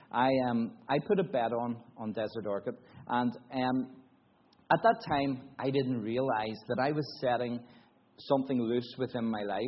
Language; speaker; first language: English; native; English